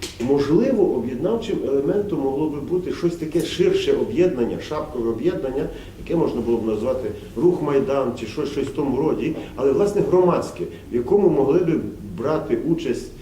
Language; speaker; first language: Ukrainian; native; Ukrainian